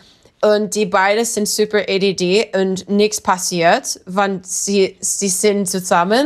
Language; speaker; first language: German; non-native, learner; English